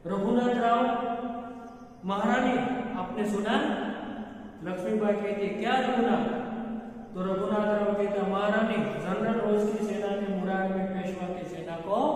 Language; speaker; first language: Hindi; non-native, local second language; Gujarati